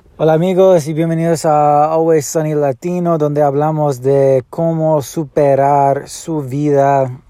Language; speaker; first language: Spanish; early bilingual, heritage; Spanish